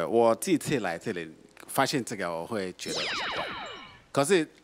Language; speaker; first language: Chinese; non-native, learner; French